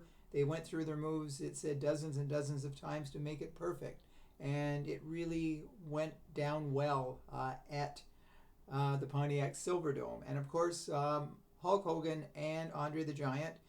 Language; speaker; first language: English; native; English